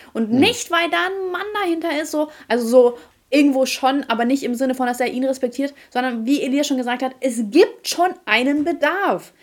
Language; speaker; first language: German; early bilingual, other home language; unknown